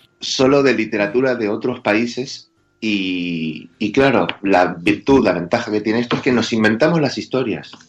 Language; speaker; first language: Spanish; native; Spanish